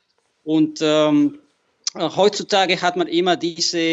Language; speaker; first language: German; non-native, fluent; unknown